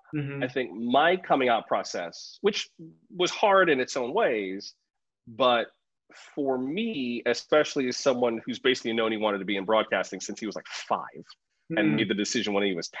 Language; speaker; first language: English; native; English